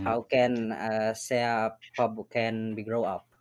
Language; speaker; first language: English; non-native, learner; Indonesian